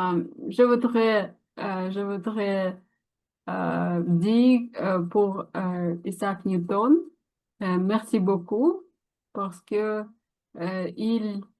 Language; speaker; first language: French; non-native, learner; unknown